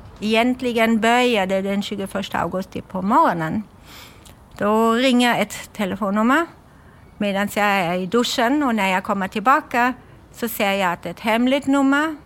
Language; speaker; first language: Swedish; non-native, fluent; German